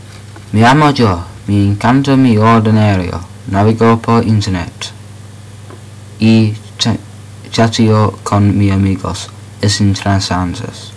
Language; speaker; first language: Spanish; non-native, learner; English